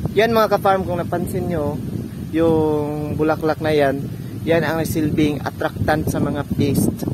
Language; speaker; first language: Filipino; non-native, local second language; Cebuano